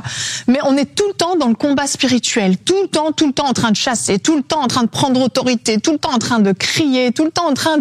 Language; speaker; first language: French; native; French